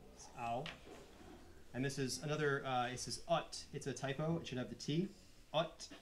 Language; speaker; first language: English; native; English